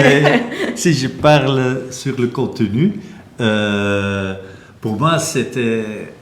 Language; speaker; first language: French; non-native, local second language; Dutch